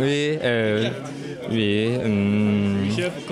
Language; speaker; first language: French; non-native, learner; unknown